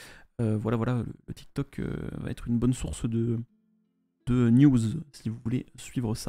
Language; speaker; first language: French; native; French